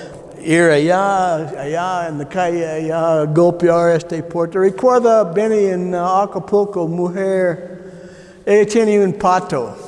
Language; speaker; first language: Spanish; non-native, learner; English